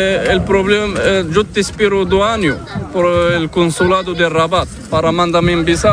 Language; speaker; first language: Spanish; non-native, learner; Arabic